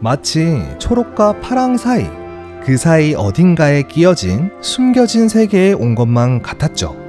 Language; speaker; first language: Korean; native; Korean